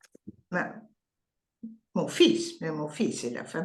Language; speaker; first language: French; non-native, learner; English